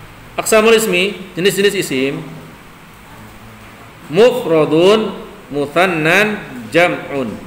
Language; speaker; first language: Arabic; non-native, fluent; Indonesian